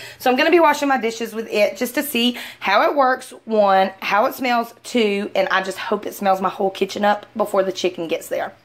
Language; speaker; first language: English; native; English